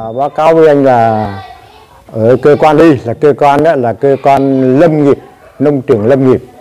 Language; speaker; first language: Vietnamese; native; Vietnamese